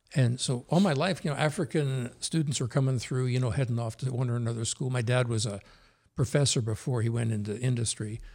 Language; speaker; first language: English; early bilingual, other home language; Norwegian